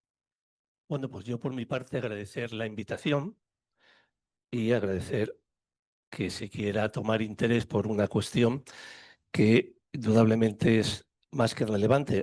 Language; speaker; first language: Spanish; native; Spanish